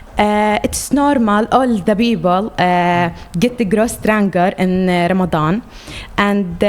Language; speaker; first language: English; non-native, learner; Arabic